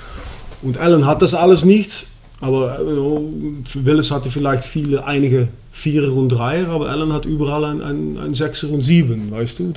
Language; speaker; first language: German; non-native, fluent; Dutch